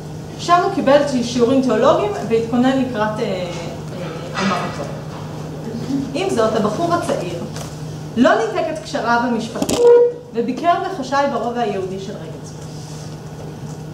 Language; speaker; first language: Hebrew; native; Hebrew